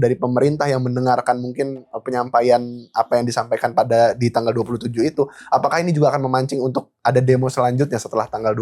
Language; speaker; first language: Indonesian; native; Indonesian